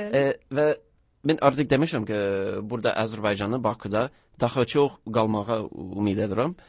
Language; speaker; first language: Turkish; non-native, learner; English